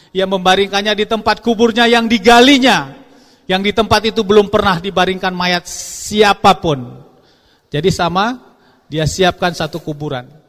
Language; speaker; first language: Indonesian; non-native, local second language; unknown